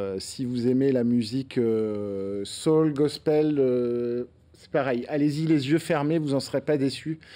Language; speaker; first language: French; native; French